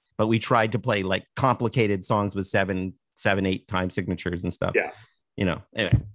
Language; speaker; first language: English; native; English